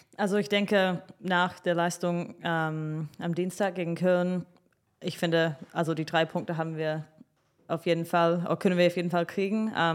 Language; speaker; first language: German; early bilingual, heritage; English